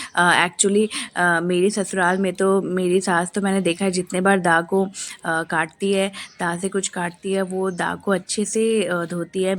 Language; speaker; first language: Hindi; non-native, local second language; Bangla